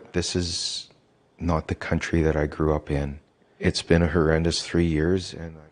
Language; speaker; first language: English; native; English